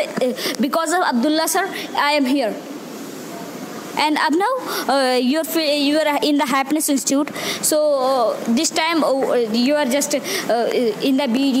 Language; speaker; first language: English; non-native, learner; Hindi